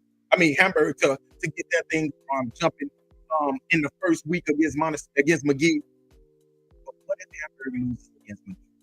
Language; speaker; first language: English; native; English